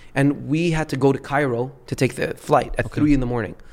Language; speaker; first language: English; early bilingual, other home language; Arabic